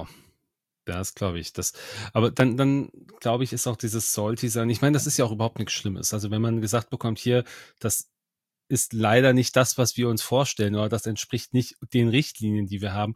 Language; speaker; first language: German; native; German